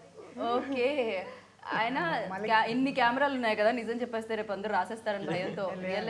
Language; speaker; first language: Telugu; native; Telugu